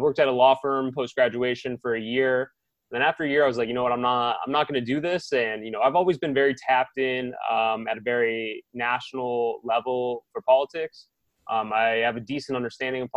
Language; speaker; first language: English; native; English